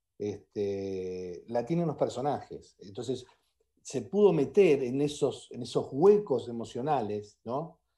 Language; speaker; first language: Spanish; native; Spanish